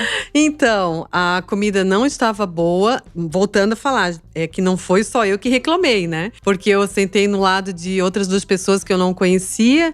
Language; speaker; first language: Portuguese; native; Portuguese